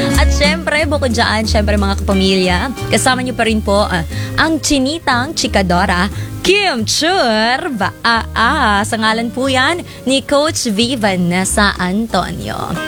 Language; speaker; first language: Filipino; native; Filipino